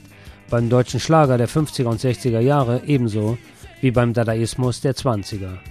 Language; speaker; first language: German; native; German